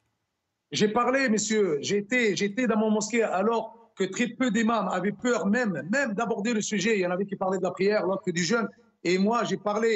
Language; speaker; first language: French; non-native, local second language; Arabic